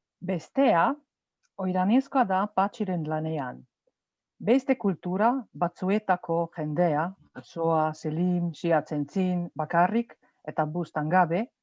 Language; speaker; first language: Basque; non-native, fluent; Slovenian